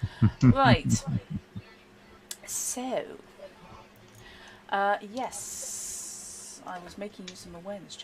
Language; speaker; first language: English; native; English